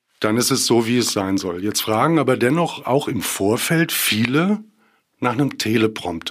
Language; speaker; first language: German; native; German